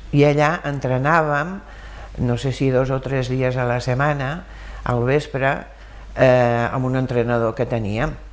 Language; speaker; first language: Catalan; early bilingual, other home language; German